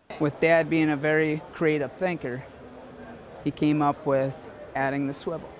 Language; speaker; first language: English; native; English